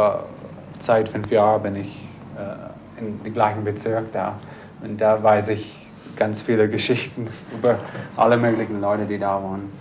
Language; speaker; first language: German; non-native, fluent; English